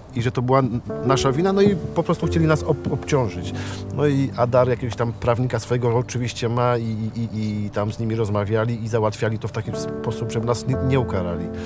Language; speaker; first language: Polish; native; Polish